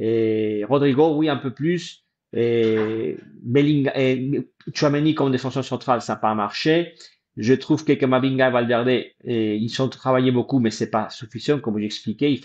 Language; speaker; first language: French; non-native, fluent; Spanish